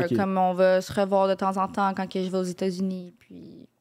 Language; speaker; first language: French; native; French